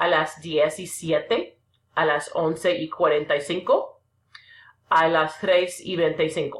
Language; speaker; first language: Spanish; non-native, fluent; English